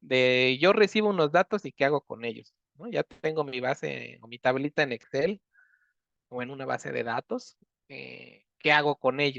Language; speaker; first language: Spanish; native; Spanish